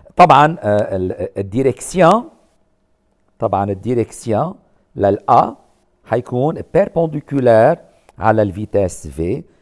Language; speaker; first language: French; non-native, local second language; Arabic